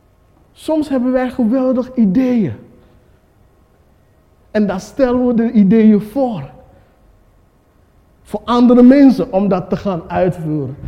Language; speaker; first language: Dutch; non-native, fluent; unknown